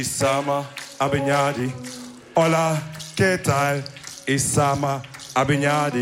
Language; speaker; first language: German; early bilingual, other home language; Wolof